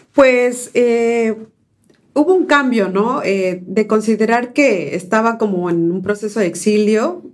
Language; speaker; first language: Spanish; native; Spanish